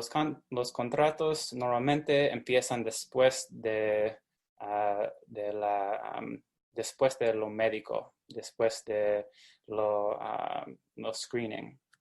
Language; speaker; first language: Spanish; non-native, fluent; English